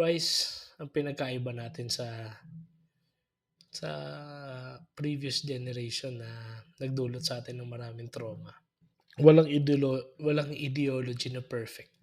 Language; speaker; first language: Filipino; native; Filipino